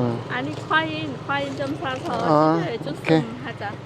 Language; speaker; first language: Korean; non-native, learner; Vietnamese